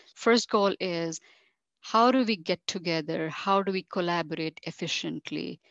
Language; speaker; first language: English; non-native, local second language; Marathi